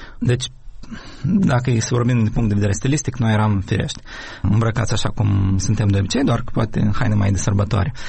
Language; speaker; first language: Romanian; native; Romanian